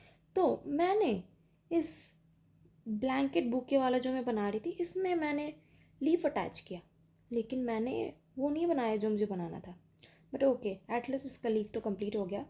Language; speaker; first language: Hindi; native; Hindi